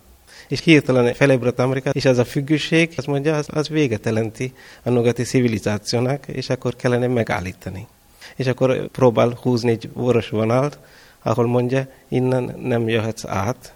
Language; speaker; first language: Hungarian; non-native, fluent; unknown